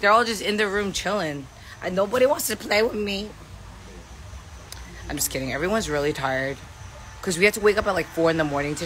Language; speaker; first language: English; native; English